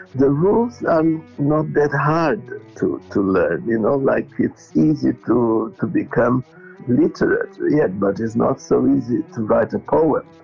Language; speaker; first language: English; non-native, fluent; Portuguese